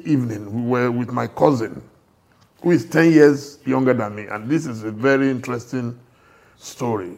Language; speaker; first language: English; non-native, local second language; Yoruba